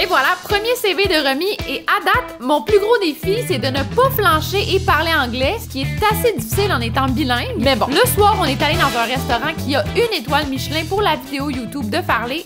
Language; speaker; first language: French; native; French